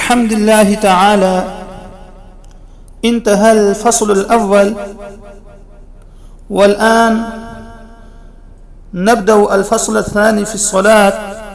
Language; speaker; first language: Arabic; non-native, fluent; Urdu